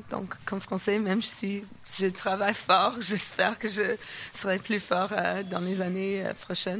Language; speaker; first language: French; non-native, fluent; English